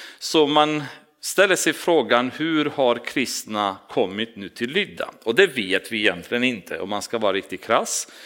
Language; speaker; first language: Swedish; non-native, fluent; Romanian